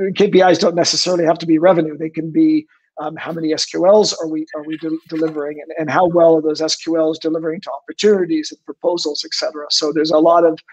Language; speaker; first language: English; native; English